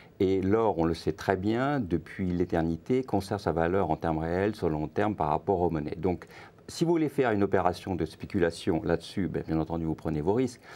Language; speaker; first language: French; native; French